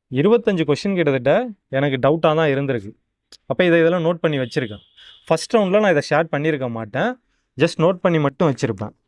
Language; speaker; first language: Tamil; native; Tamil